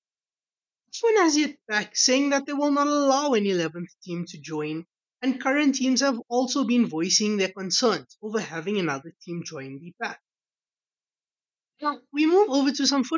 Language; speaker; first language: English; native; English